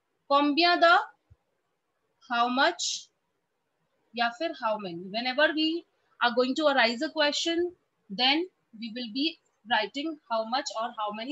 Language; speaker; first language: English; non-native, local second language; Hindi